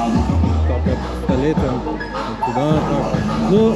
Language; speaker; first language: Russian; non-native, learner; Turkish